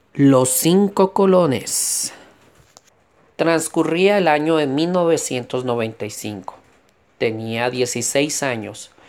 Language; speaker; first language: Spanish; native; Spanish